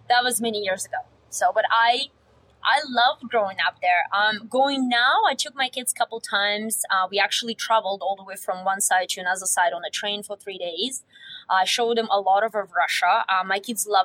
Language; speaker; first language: English; non-native, fluent; Russian